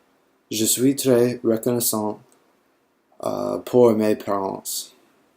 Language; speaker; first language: French; non-native, learner; English